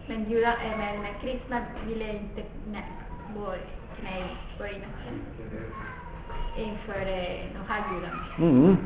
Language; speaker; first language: Swedish; non-native, fluent; Spanish